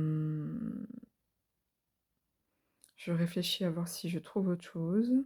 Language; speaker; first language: French; native; French